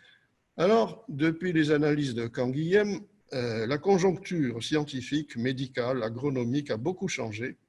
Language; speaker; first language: French; native; French